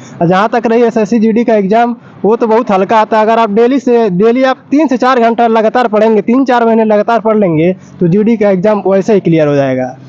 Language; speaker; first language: Hindi; native; Hindi